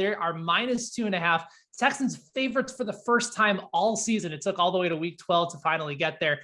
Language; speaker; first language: English; native; English